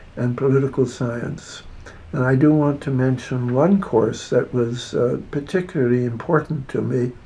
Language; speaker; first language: English; native; English